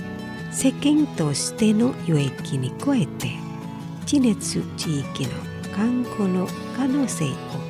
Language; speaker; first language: Japanese; non-native, fluent; Indonesian